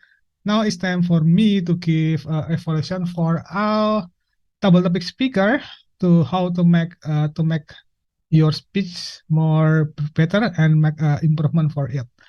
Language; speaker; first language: English; non-native, learner; Indonesian